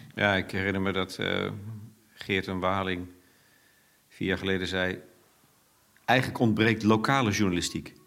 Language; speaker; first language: Dutch; native; Dutch